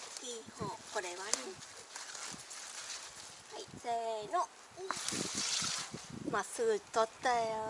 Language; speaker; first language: Japanese; non-native, learner; Vietnamese